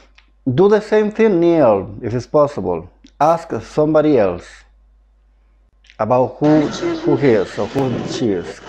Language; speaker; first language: English; non-native, fluent; Spanish